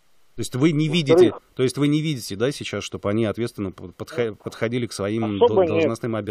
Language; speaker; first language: Russian; native; Russian